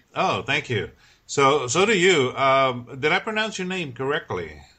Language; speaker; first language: English; native; English